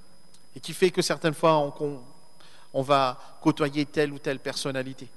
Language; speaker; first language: French; native; French